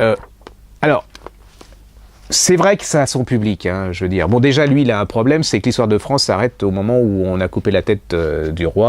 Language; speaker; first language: French; native; French